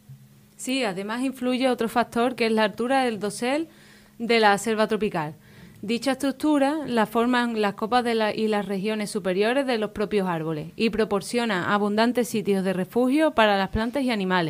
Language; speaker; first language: Spanish; native; Spanish